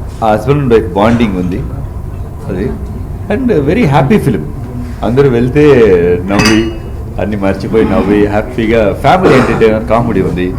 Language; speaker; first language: Telugu; non-native, learner; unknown